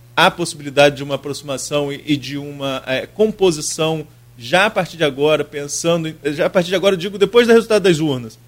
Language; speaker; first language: Portuguese; native; Portuguese